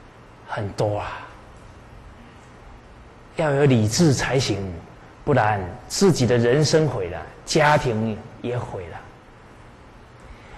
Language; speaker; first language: Chinese; native; Chinese